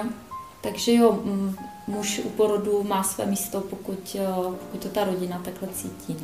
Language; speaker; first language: Czech; native; Czech